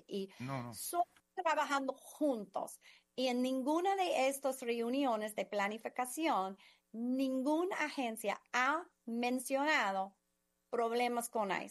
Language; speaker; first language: Spanish; non-native, fluent; English